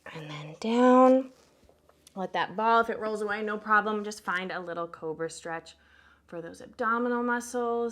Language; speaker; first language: English; native; English